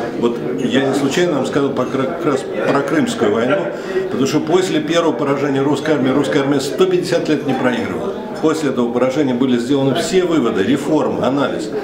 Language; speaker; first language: Russian; native; Russian